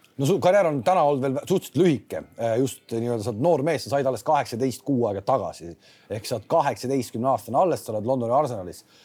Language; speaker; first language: Estonian; native; Estonian